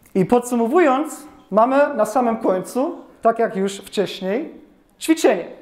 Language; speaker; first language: Polish; non-native, fluent; German